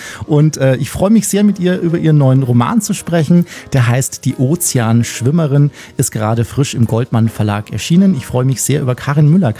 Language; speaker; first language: German; native; German